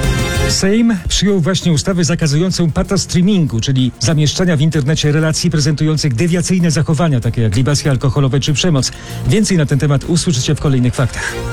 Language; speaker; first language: Polish; native; Polish